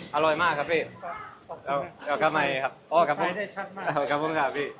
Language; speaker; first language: Thai; non-native, learner; Spanish